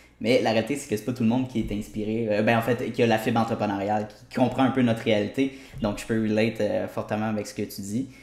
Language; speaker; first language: French; native; French